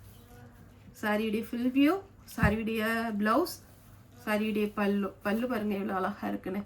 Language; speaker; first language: Tamil; native; Tamil